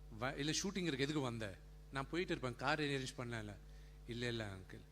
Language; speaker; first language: Tamil; non-native, local second language; Telugu